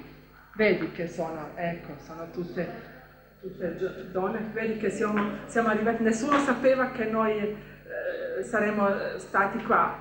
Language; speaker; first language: Italian; non-native, fluent; Bosnian